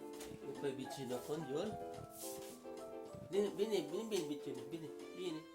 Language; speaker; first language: Italian; non-native, learner; Filipino